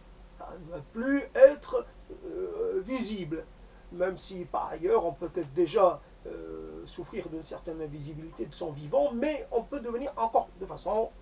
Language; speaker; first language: French; native; French